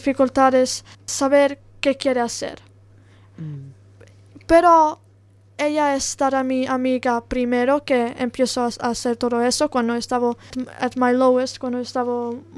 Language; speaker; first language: Spanish; non-native, learner; Italian